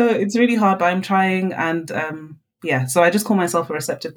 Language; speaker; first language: English; non-native, local second language; Akan